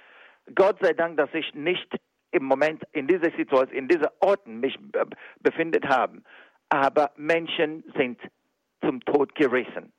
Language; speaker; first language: German; non-native, fluent; Igbo